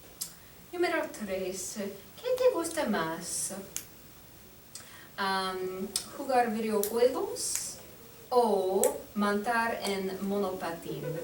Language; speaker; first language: Spanish; non-native, fluent; English